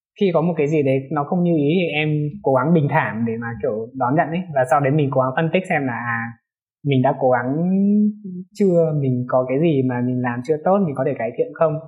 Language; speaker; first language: Vietnamese; non-native, local second language; Hmong